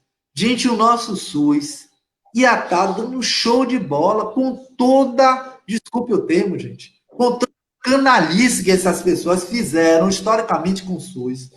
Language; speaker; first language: Portuguese; native; Portuguese